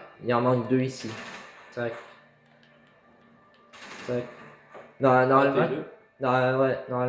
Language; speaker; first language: French; native; French